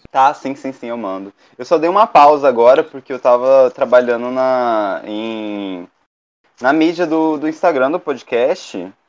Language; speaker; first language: Portuguese; native; Portuguese